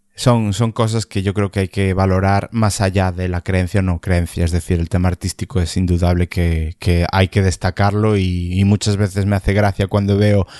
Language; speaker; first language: Spanish; native; Spanish